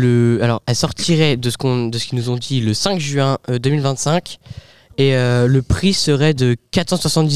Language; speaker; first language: French; native; French